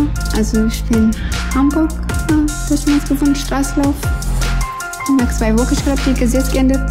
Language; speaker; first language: German; non-native, learner; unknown